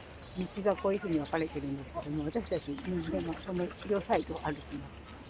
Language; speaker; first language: Japanese; native; Japanese